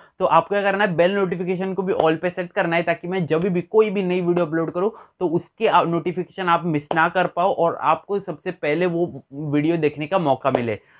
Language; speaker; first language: Hindi; native; Hindi